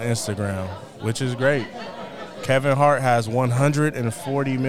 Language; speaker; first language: English; native; English